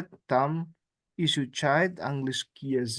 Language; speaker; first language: Russian; non-native, learner; Indonesian